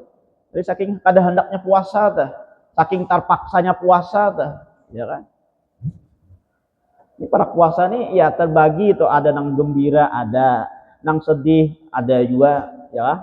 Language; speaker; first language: Indonesian; non-native, local second language; Banjar